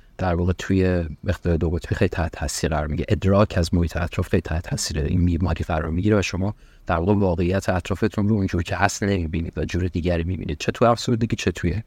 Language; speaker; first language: Persian; early bilingual, heritage; Persian